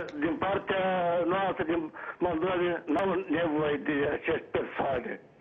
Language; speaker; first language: Romanian; native; Romanian